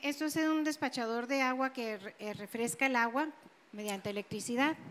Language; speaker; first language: Spanish; native; Spanish